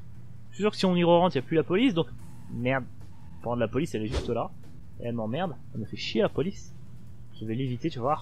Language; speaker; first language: French; native; French